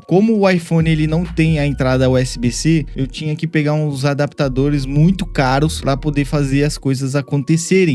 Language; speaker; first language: Portuguese; native; Portuguese